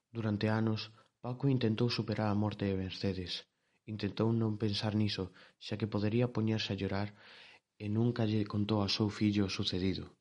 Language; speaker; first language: Galician; non-native, local second language; Spanish